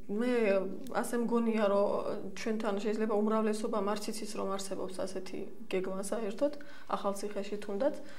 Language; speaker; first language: Georgian; non-native, local second language; Armenian